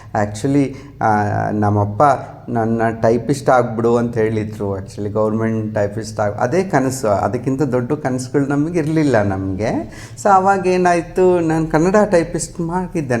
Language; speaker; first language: Kannada; native; Kannada